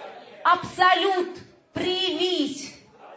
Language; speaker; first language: Russian; native; Russian